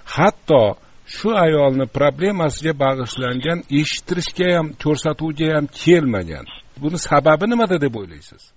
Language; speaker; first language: Uzbek; native; Uzbek